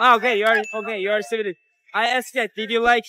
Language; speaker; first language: English; non-native, learner; Turkish